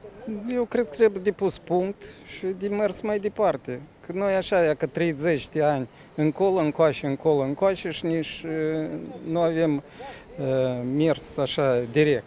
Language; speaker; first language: Romanian; non-native, local second language; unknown